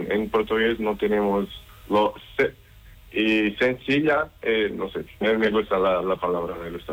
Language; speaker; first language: Spanish; non-native, learner; Portuguese